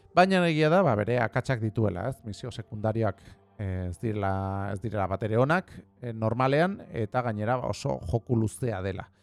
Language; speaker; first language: Basque; non-native, local second language; Spanish